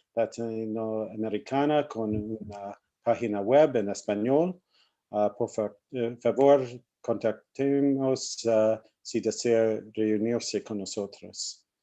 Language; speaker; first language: Spanish; non-native, learner; English